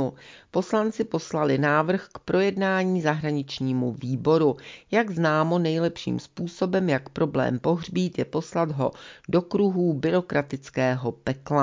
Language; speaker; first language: Czech; native; Czech